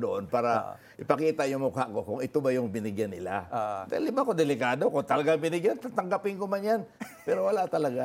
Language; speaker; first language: Filipino; non-native, local second language; Cebuano